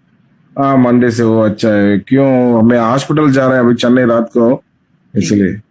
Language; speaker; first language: Hindi; non-native, local second language; Tamil